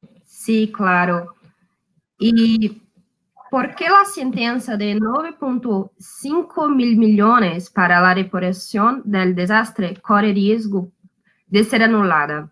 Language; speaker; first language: Spanish; non-native, learner; Portuguese